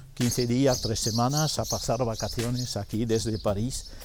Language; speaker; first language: Spanish; non-native, fluent; French